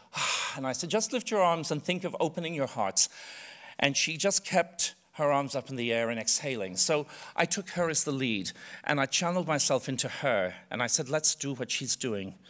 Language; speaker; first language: English; native; English